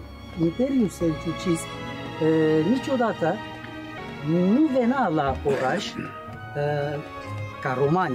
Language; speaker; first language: Romanian; non-native, learner; Turkish